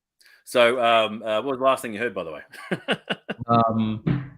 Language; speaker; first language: English; native; English